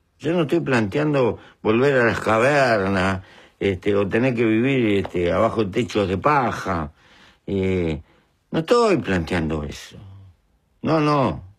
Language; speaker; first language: Spanish; native; Spanish